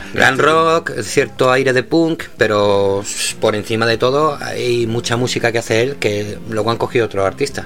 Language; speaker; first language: Spanish; native; Spanish